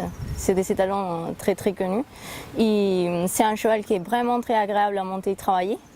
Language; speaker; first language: French; non-native, fluent; Spanish